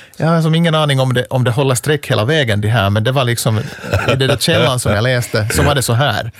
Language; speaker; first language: Swedish; native; Swedish